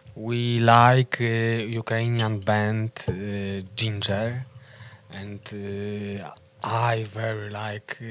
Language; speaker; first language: English; non-native, learner; Polish